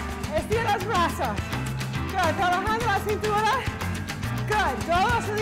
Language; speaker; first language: Spanish; non-native, learner; English